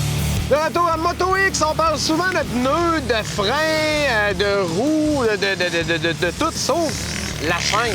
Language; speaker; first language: French; native; French